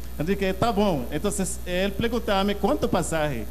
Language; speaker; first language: Portuguese; non-native, learner; Haitian Creole